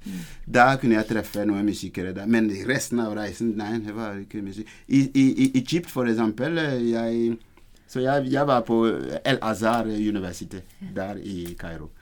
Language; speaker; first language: Norwegian; non-native, fluent; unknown